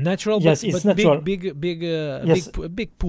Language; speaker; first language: English; non-native, fluent; Portuguese